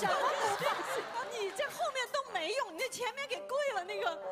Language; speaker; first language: Chinese; native; Chinese